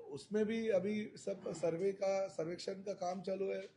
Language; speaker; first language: Hindi; non-native, local second language; Marathi